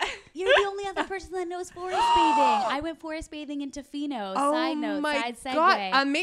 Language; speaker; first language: English; native; English